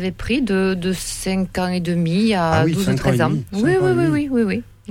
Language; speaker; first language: French; native; French